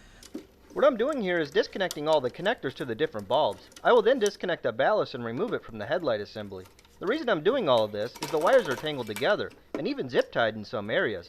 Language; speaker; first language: English; native; English